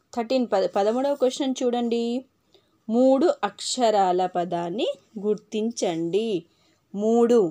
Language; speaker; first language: Telugu; non-native, local second language; Urdu